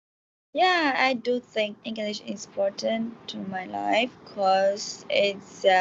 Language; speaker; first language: English; non-native, learner; Chinese